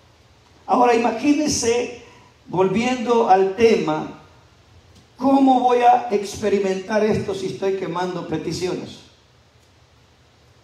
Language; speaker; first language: Spanish; native; Spanish